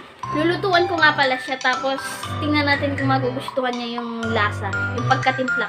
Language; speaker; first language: Filipino; native; Filipino